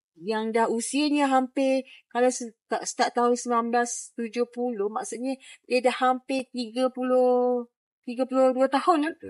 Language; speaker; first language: Malay; native; Malay